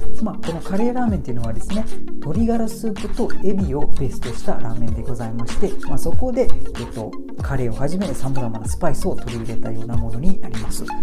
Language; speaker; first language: Japanese; non-native, fluent; Malay